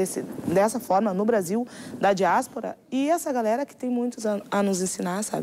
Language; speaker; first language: Portuguese; native; Portuguese